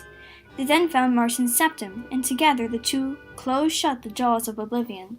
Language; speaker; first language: English; native; English